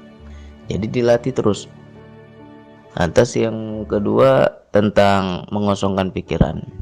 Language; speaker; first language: Indonesian; native; Indonesian